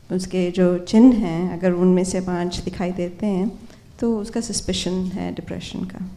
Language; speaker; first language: Hindi; native; Hindi